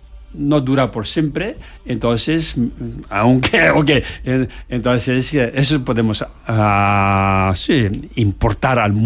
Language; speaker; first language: Spanish; non-native, learner; Tibetan